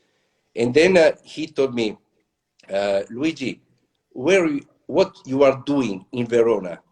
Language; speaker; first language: English; non-native, learner; Italian